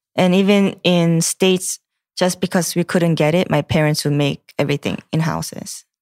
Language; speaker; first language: English; non-native, fluent; Korean